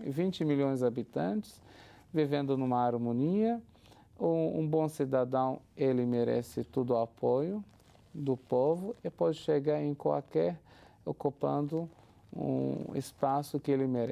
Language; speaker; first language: Portuguese; non-native, fluent; Arabic